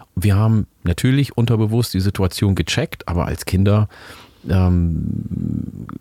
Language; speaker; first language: German; early bilingual, other home language; Oromo